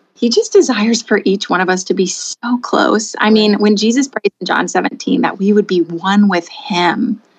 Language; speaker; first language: English; native; English